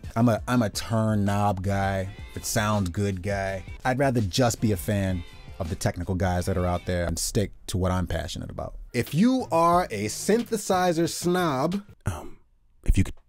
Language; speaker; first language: English; native; English